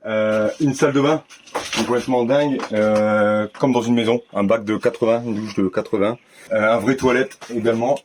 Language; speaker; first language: French; native; French